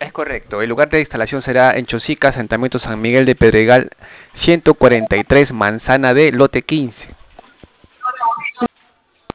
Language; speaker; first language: Spanish; native; Spanish